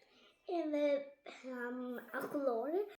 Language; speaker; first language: Albanian; early bilingual, heritage; Albanian